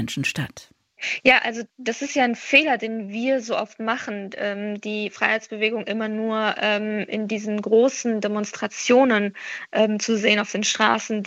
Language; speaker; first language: German; early bilingual, other home language; Persian